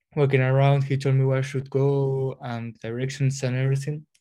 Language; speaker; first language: English; non-native, fluent; Spanish